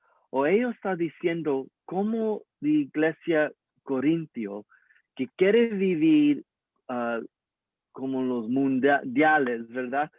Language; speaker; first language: Spanish; early bilingual, heritage; English